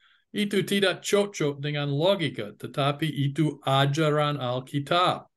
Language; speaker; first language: Indonesian; non-native, fluent; English